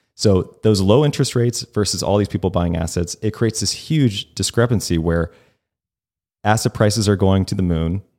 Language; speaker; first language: English; native; English